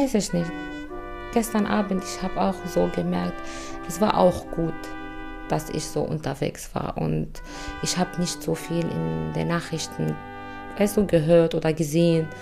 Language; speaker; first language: German; non-native, fluent; Arabic